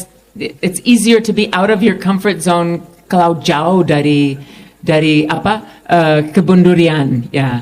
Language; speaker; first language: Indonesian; non-native, fluent; English